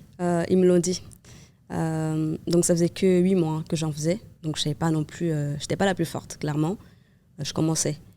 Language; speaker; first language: French; non-native, fluent; Kabuverdianu